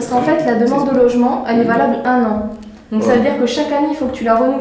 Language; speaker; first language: French; native; French